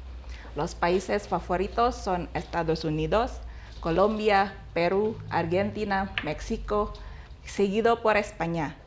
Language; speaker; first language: Spanish; non-native, fluent; Indonesian